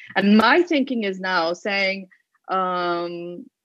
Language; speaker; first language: English; non-native, local second language; Hindi